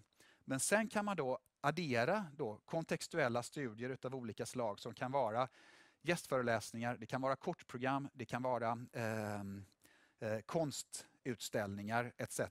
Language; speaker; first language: Swedish; native; Swedish